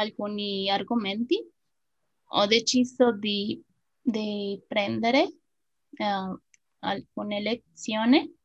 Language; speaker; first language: Italian; non-native, fluent; Spanish